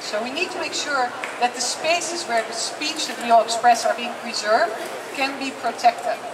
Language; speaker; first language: English; non-native, fluent; Dutch